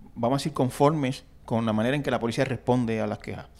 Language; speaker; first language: Spanish; native; Spanish